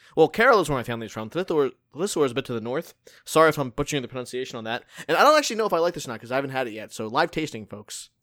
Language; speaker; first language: English; early bilingual, other home language; Hindi